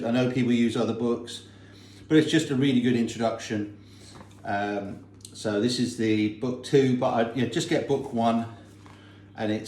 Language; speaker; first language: English; native; English